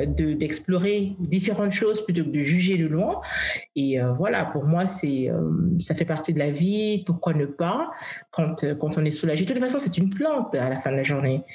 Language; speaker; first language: French; early bilingual, heritage; English